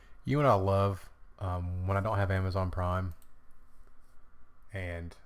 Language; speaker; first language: English; native; English